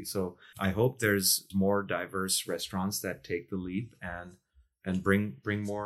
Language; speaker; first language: English; non-native, local second language; Urdu